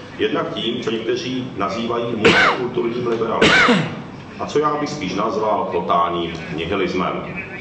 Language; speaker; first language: Czech; early bilingual, other home language; Japanese